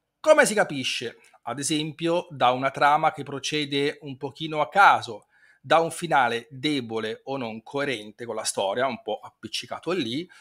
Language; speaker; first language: Italian; native; Italian